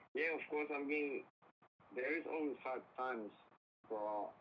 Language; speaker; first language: English; non-native, fluent; Spanish